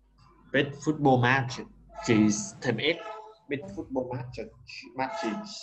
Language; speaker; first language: English; non-native, learner; Vietnamese